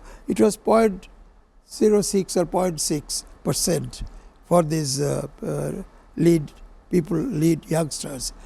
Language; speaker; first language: English; non-native, local second language; Bangla